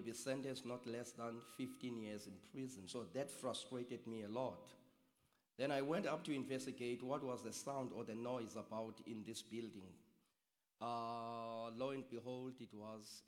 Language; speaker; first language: English; non-native, local second language; Xhosa